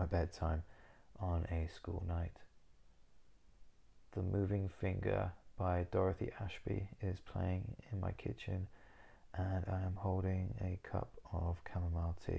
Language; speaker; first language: English; native; English